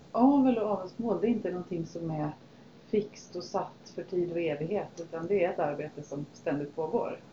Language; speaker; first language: Swedish; native; Swedish